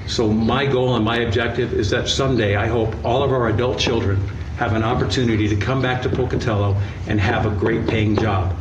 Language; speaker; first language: English; native; English